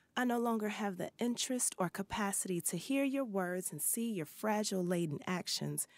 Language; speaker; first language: English; native; English